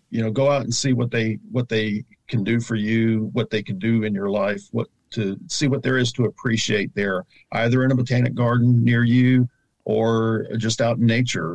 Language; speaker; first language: English; native; English